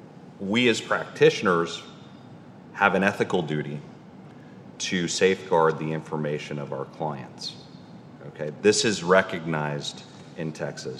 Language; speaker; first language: English; native; English